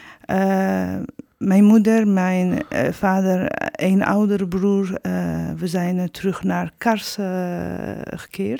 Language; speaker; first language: Dutch; non-native, fluent; Turkish